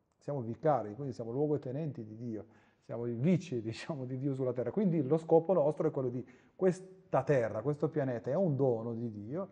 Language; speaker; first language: Italian; non-native, fluent; Arabic